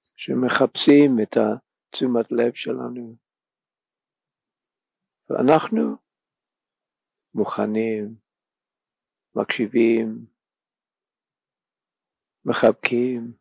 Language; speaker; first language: Hebrew; non-native, fluent; English